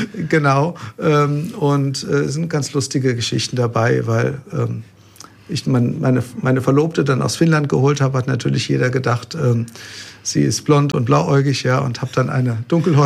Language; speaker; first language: German; native; German